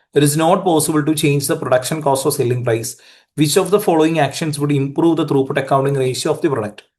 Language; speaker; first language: English; non-native, local second language; Malayalam